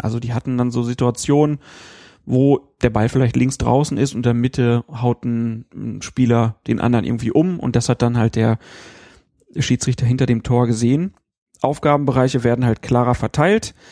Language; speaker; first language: German; native; German